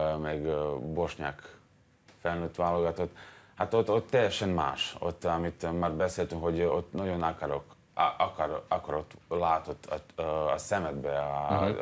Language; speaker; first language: Hungarian; non-native, learner; Serbian